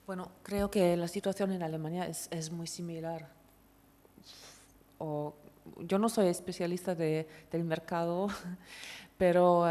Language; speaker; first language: Spanish; non-native, fluent; German